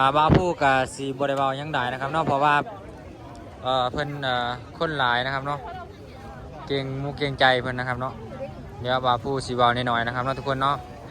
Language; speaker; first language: Thai; non-native, local second language; Lao